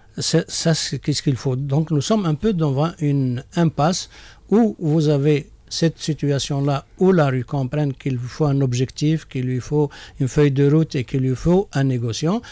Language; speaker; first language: French; non-native, local second language; Arabic